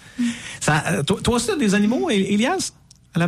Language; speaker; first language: French; native; French